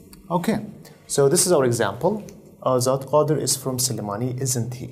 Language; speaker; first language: English; non-native, fluent; Central Kurdish